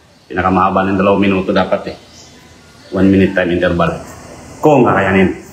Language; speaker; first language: Filipino; native; Filipino